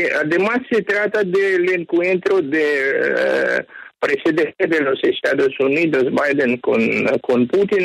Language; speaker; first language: Spanish; non-native, fluent; Ukrainian